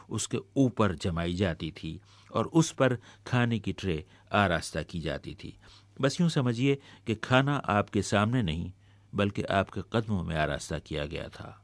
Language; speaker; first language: Urdu; native; Urdu